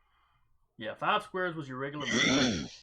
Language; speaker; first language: English; native; English